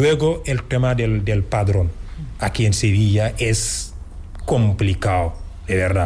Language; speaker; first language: Spanish; non-native, fluent; Wolof